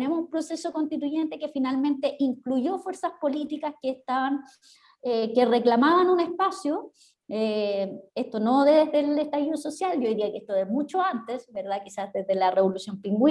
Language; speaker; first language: Spanish; native; Spanish